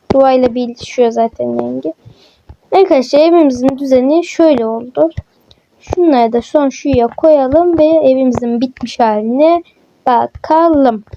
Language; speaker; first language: Turkish; native; Turkish